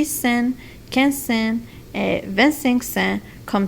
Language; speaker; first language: French; non-native, local second language; English